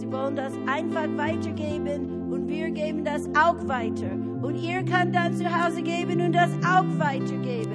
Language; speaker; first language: German; non-native, fluent; English